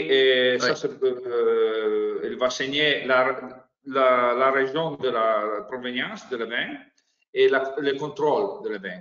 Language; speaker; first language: French; non-native, learner; Italian